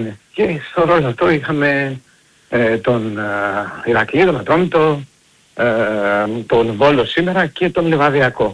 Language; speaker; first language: Greek; native; Greek